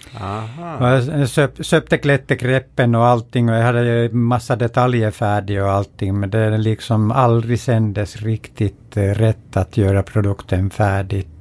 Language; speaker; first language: Swedish; non-native, fluent; Finnish